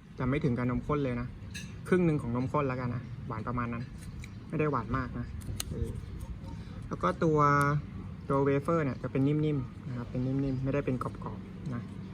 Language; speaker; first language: Thai; native; Thai